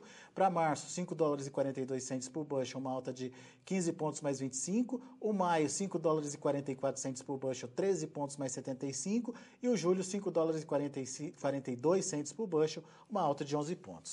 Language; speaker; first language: Portuguese; native; Portuguese